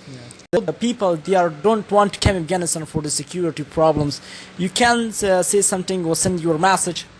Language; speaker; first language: English; non-native, learner; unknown